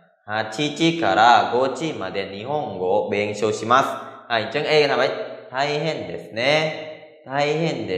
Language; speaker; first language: Japanese; non-native, fluent; Khmer